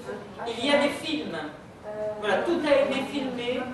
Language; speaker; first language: French; native; French